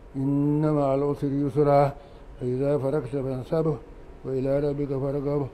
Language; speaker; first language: Arabic; non-native, fluent; Hausa